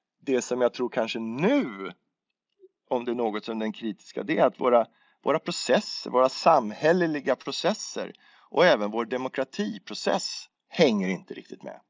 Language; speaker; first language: Swedish; native; Swedish